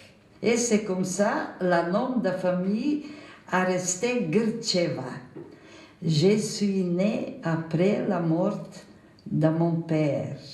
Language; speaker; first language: French; non-native, fluent; Macedonian